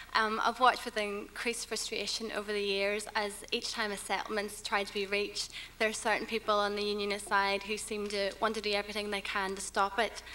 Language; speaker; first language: English; native; English